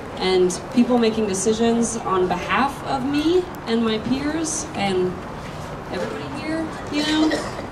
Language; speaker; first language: English; native; English